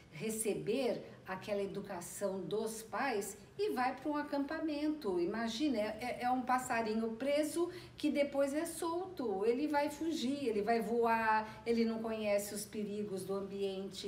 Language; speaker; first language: Portuguese; native; Portuguese